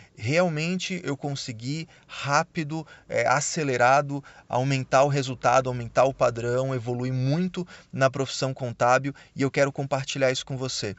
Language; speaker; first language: Portuguese; native; Portuguese